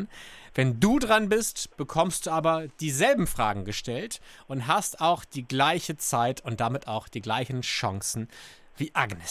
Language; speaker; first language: German; native; German